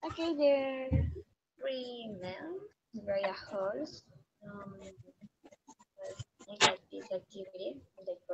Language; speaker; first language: English; non-native, learner; Spanish